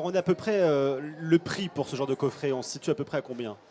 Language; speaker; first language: French; native; French